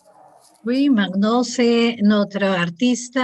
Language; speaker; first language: French; non-native, learner; Spanish